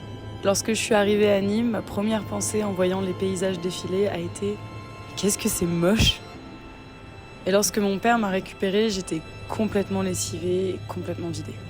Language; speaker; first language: French; native; French